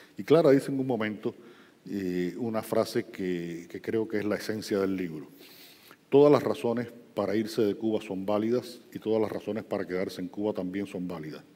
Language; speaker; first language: Spanish; native; Spanish